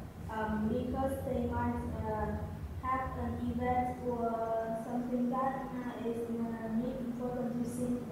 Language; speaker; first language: English; non-native, learner; Vietnamese